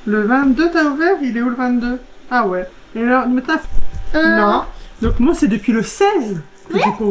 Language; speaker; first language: French; native; French